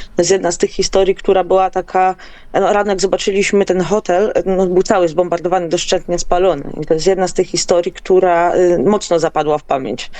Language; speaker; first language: Polish; native; Polish